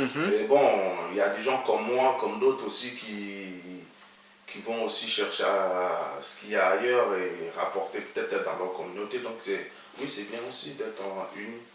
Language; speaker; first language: French; early bilingual, other home language; Akan